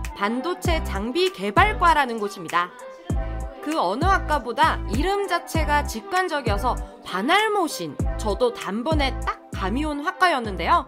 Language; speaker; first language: Korean; native; Korean